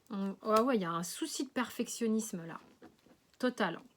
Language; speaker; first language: French; native; French